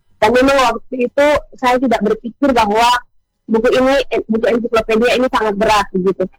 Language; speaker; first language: Indonesian; non-native, local second language; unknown